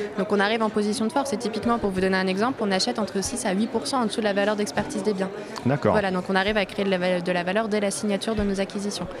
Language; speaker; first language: French; native; French